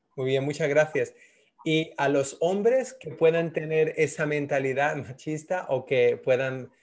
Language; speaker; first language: Spanish; native; Spanish